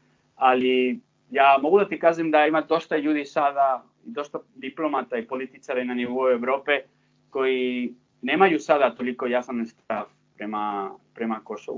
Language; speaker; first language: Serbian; non-native, fluent; Spanish